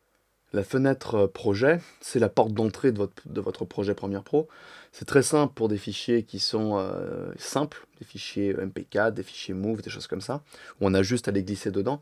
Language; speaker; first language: French; native; French